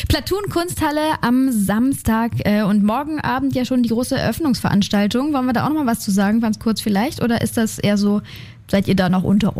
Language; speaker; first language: German; native; German